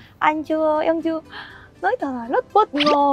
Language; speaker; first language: Vietnamese; non-native, learner; Korean